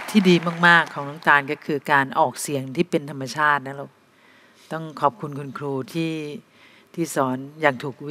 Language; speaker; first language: Thai; native; Thai